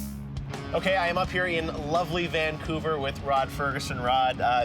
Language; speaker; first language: English; native; English